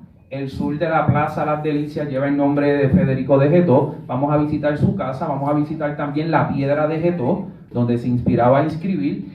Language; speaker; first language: Spanish; native; Spanish